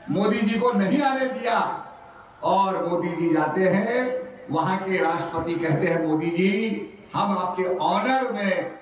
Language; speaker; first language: Hindi; native; Hindi